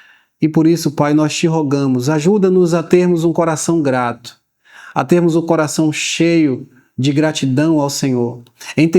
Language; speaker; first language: Portuguese; native; Portuguese